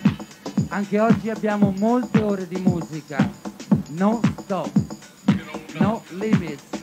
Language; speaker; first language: Italian; non-native, fluent; Spanish